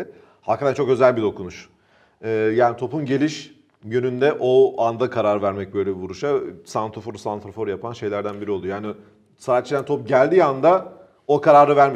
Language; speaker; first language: Turkish; native; Turkish